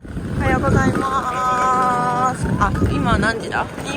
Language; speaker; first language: Japanese; native; Japanese